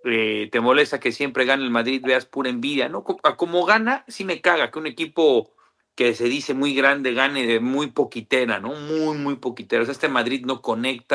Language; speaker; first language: Spanish; native; Spanish